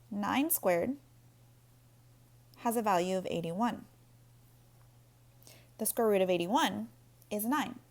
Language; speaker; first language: English; native; English